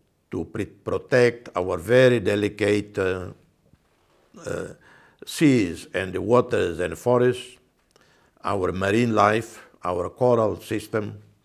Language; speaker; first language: English; non-native, fluent; Portuguese